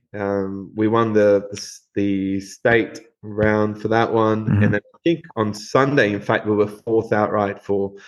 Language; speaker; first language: English; non-native, fluent; Spanish